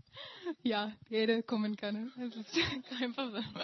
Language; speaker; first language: German; non-native, learner; English